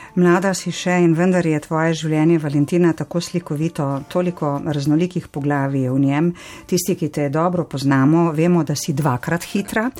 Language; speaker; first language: Slovenian; native; Slovenian